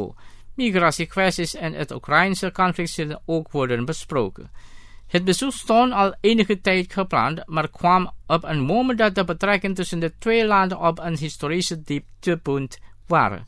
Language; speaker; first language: Dutch; non-native, fluent; Indonesian